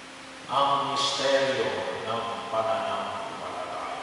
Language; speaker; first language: Filipino; native; Filipino